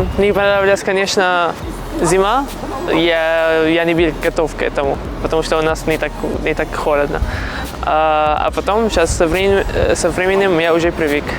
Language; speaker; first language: Russian; non-native, fluent; Arabic